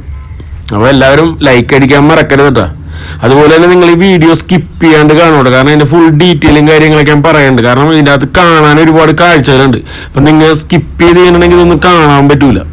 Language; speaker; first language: Malayalam; native; Malayalam